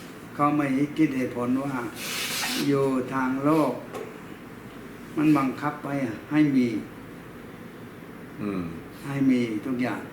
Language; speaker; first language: Thai; native; Thai